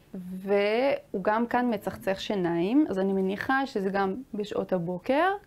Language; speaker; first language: Hebrew; native; Hebrew